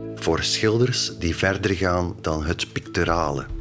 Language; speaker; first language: Dutch; native; Dutch